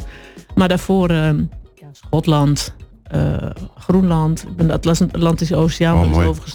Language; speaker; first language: Dutch; native; Dutch